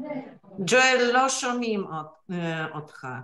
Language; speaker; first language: Hebrew; non-native, fluent; Polish